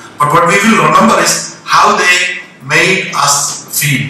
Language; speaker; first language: English; non-native, local second language; Malayalam